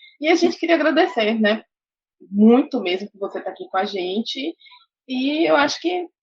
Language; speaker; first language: Portuguese; native; Portuguese